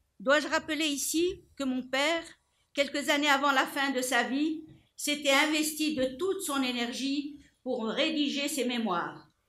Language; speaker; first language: French; non-native, local second language; Arabic